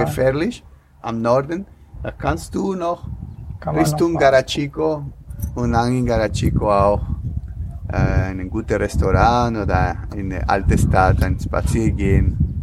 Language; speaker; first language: German; non-native, learner; Spanish